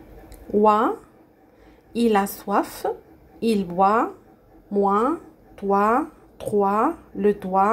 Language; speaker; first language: French; non-native, fluent; Arabic